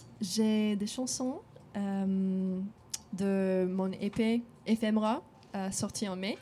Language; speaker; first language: French; non-native, learner; English